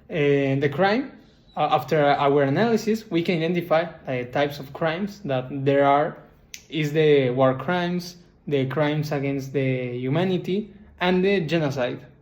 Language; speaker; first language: English; non-native, learner; Spanish